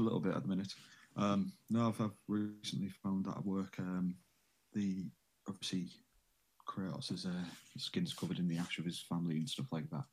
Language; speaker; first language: English; native; English